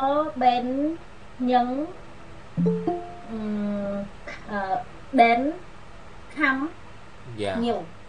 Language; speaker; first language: Vietnamese; non-native, learner; Khmer